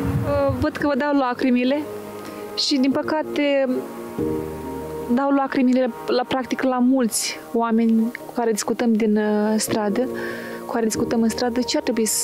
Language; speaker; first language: Romanian; native; Romanian